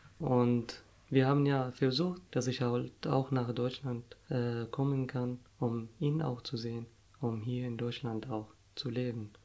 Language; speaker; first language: German; non-native, fluent; Arabic